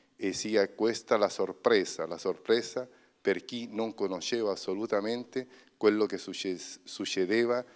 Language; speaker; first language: Italian; non-native, fluent; Spanish